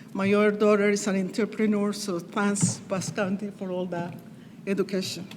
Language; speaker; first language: English; non-native, fluent; Spanish